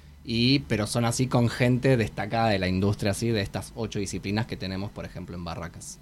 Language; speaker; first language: Spanish; native; Spanish